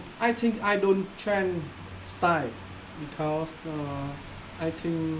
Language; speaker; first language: English; non-native, learner; Vietnamese